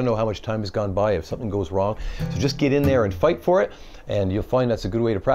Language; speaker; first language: English; native; English